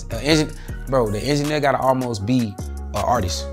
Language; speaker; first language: English; native; English